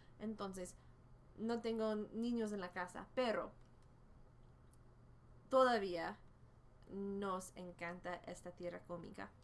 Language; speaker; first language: Spanish; non-native, fluent; English